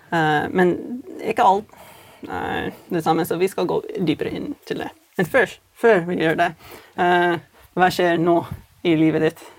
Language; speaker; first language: Norwegian; non-native, fluent; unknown